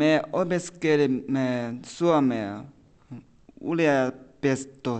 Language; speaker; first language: Finnish; non-native, learner; Chinese